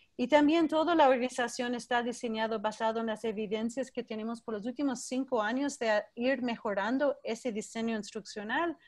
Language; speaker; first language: Spanish; non-native, fluent; English